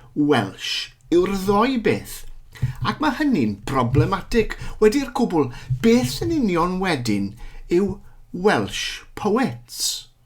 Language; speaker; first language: Welsh; native; Welsh